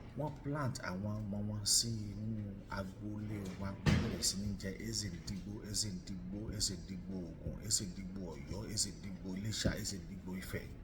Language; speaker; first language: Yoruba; native; Yoruba